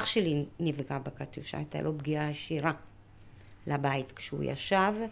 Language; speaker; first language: Hebrew; early bilingual, other home language; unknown